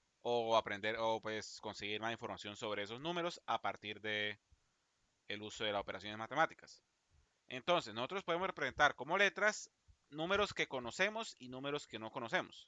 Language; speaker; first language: Spanish; native; Spanish